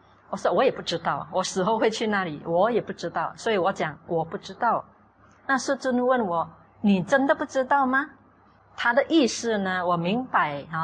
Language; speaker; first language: Chinese; native; Chinese